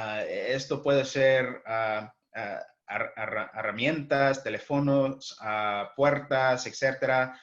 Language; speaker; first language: Spanish; early bilingual, heritage; English